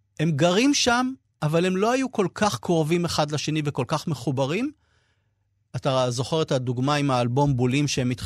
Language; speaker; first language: Hebrew; native; Hebrew